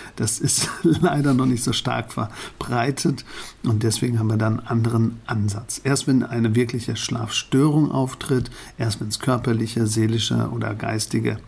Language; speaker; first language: German; native; German